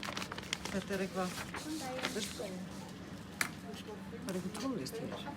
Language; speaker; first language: Icelandic; non-native, fluent; Bosnian